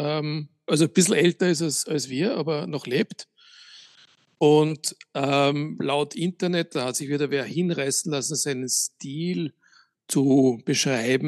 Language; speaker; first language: German; native; German